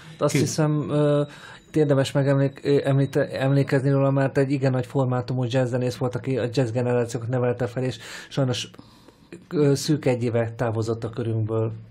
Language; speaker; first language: Hungarian; native; Hungarian